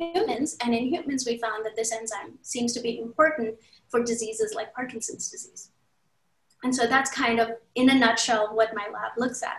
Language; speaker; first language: English; non-native, local second language; Hindi